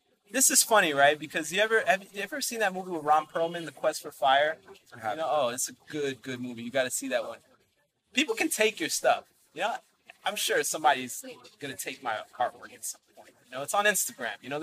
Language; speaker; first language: English; native; English